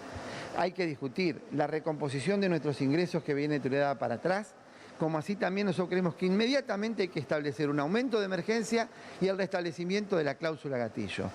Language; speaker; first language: Spanish; native; Spanish